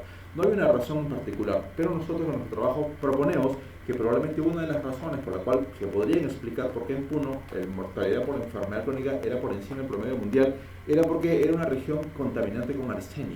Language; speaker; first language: Spanish; native; Spanish